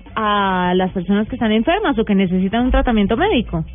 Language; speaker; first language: Spanish; native; Spanish